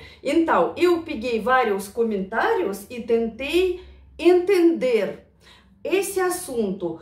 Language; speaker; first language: Portuguese; non-native, fluent; Russian